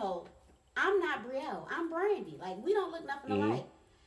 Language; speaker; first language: English; non-native, fluent; German